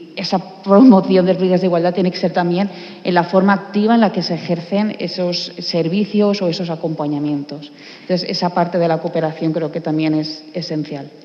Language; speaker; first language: Spanish; non-native, local second language; Catalan